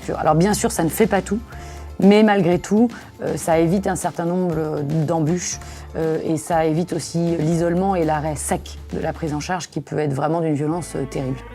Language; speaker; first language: French; native; French